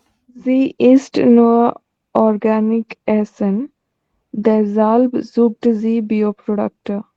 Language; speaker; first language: German; non-native, learner; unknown